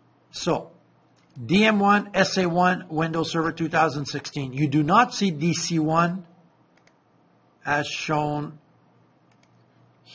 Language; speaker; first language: English; non-native, fluent; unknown